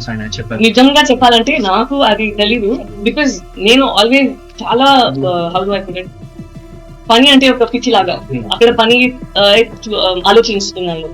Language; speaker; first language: Telugu; non-native, fluent; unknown